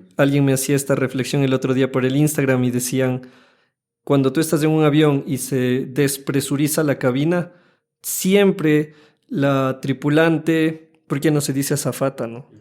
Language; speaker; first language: Spanish; native; Spanish